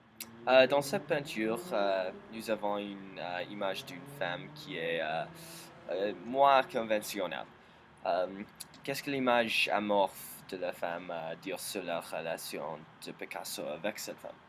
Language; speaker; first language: French; non-native, learner; English